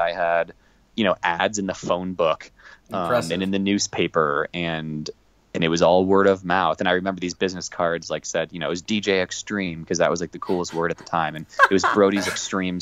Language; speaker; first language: English; native; English